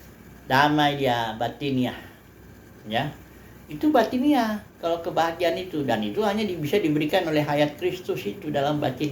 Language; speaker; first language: Indonesian; native; Indonesian